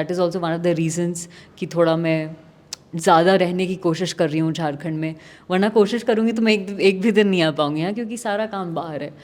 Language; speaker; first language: Hindi; native; Hindi